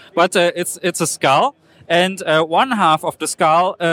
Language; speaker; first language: English; non-native, fluent; German